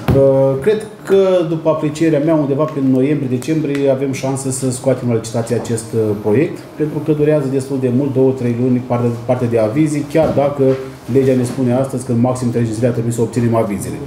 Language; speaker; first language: Romanian; native; Romanian